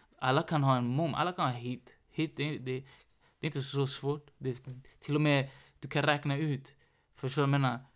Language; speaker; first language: Swedish; early bilingual, other home language; Spanish